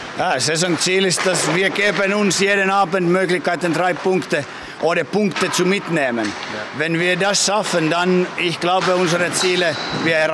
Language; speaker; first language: German; non-native, fluent; Finnish